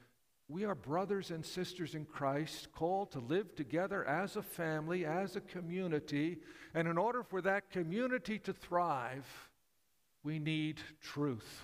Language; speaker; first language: English; native; English